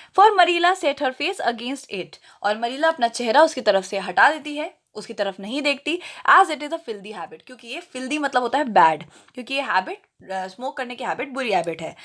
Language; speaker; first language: Hindi; native; Hindi